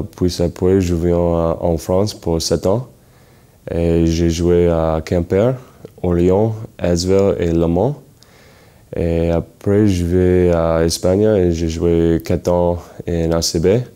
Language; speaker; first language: French; non-native, learner; English